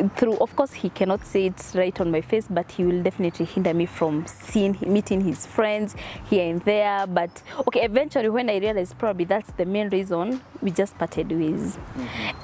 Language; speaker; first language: English; non-native, local second language; Kikuyu